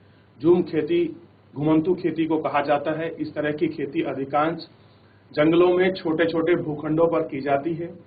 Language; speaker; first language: Hindi; native; Hindi